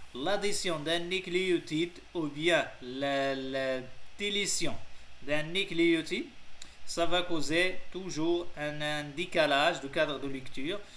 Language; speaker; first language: French; non-native, local second language; Arabic